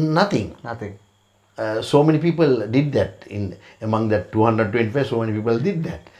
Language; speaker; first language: English; non-native, local second language; Sinhala